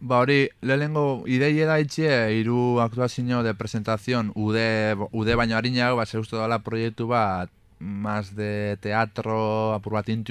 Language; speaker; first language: Basque; native; Basque